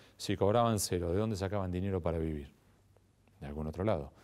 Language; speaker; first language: Spanish; native; Spanish